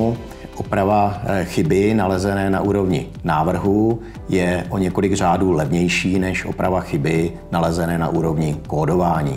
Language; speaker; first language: Czech; native; Czech